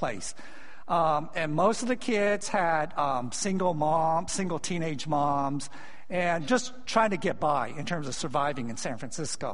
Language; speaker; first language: English; native; English